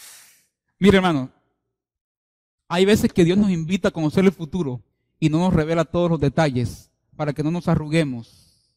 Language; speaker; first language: Spanish; native; Spanish